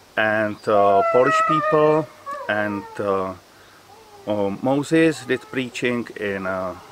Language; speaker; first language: English; non-native, learner; Czech